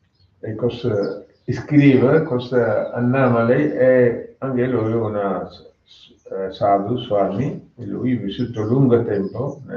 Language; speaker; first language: Italian; non-native, fluent; Tamil